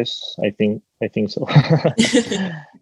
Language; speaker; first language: English; non-native, fluent; Spanish